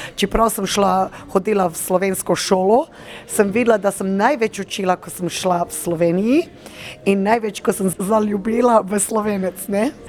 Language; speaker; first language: Slovenian; early bilingual, heritage; Slovenian